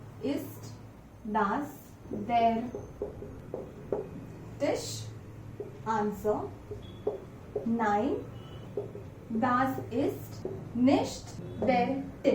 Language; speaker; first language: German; non-native, fluent; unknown